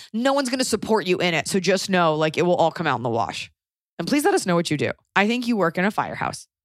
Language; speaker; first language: English; native; English